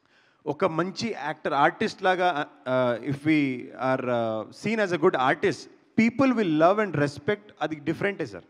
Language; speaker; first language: Telugu; non-native, local second language; Kannada